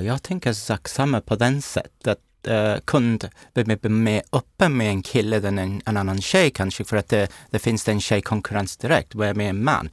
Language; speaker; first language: Swedish; non-native, learner; English